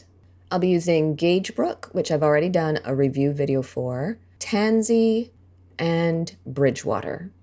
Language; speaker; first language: English; native; English